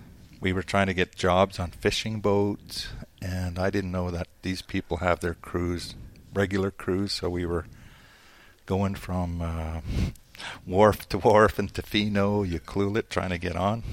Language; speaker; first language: English; non-native, fluent; Cree